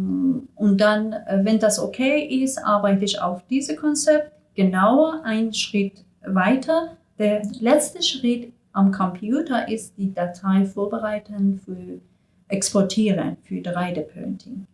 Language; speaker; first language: German; non-native, learner; Persian